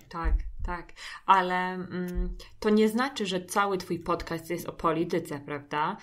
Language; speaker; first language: Polish; native; Polish